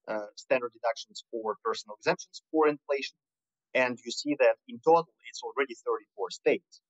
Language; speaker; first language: English; non-native, fluent; Russian